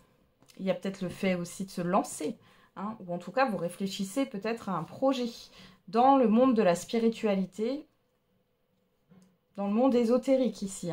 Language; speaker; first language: French; native; French